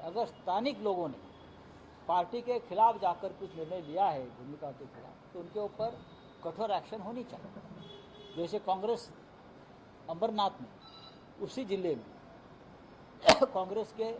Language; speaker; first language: Hindi; non-native, local second language; Marathi